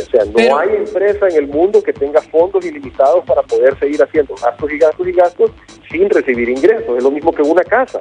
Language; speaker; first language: Spanish; native; Spanish